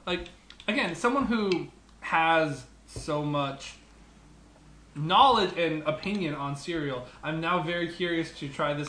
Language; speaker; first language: English; native; English